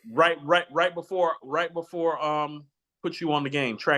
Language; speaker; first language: English; native; English